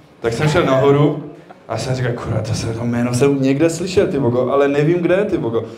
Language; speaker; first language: Czech; early bilingual, heritage; Czech